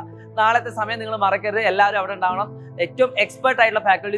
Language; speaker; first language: Malayalam; native; Malayalam